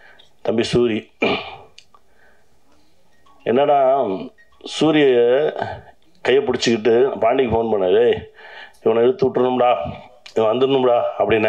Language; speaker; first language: Tamil; native; Tamil